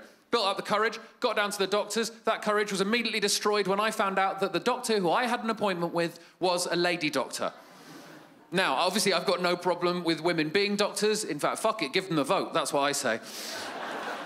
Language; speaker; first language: English; native; English